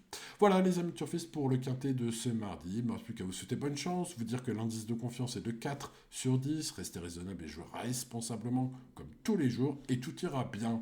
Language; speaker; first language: French; native; French